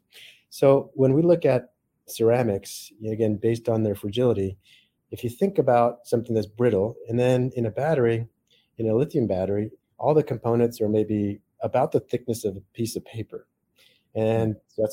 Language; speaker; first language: English; native; English